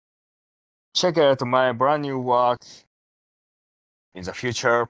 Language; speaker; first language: English; non-native, learner; Japanese